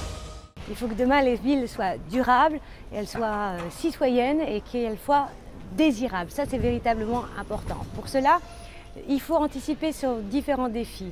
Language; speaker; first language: French; native; French